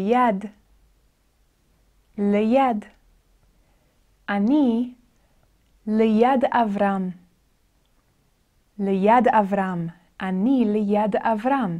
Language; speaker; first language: Hebrew; non-native, fluent; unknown